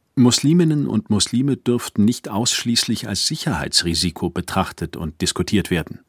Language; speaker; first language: German; native; German